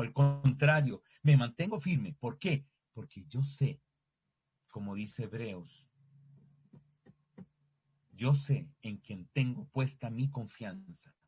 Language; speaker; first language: Spanish; native; Spanish